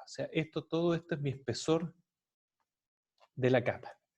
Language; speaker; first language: Spanish; native; Spanish